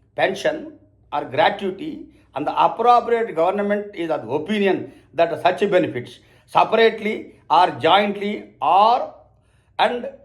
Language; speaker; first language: English; non-native, local second language; Telugu